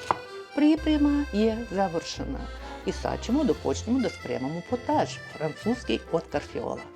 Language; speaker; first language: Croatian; non-native, fluent; Russian